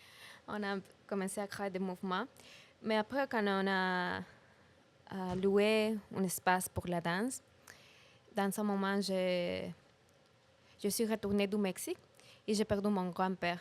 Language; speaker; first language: French; non-native, learner; Spanish